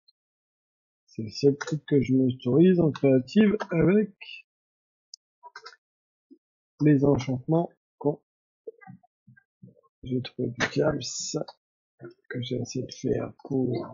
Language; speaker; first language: French; native; French